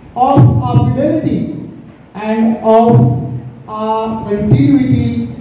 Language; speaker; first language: English; non-native, local second language; Marathi